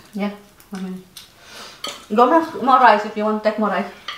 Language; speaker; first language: English; non-native, fluent; Indonesian